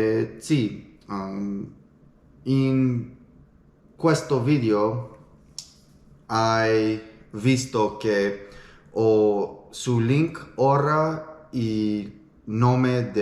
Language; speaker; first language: Italian; non-native, learner; English